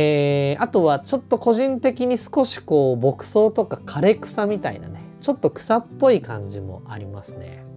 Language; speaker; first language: Japanese; native; Japanese